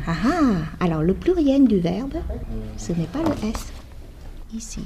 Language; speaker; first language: French; non-native, fluent; Vietnamese